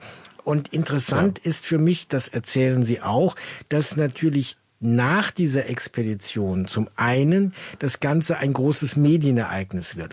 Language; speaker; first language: German; native; German